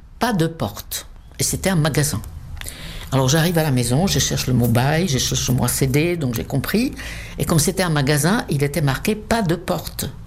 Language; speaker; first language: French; non-native, fluent; Czech